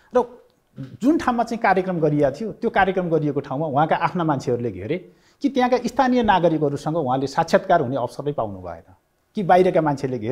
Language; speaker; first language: Nepali; native; Nepali